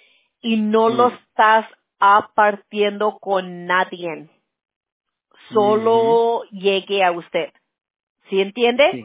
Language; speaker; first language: Spanish; early bilingual, heritage; Spanish